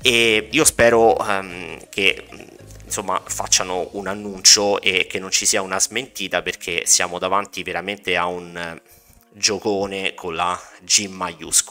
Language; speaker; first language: Italian; native; Italian